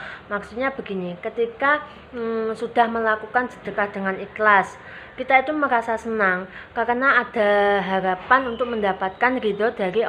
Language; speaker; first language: Indonesian; native; Indonesian